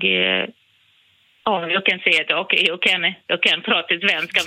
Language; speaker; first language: Swedish; non-native, fluent; Portuguese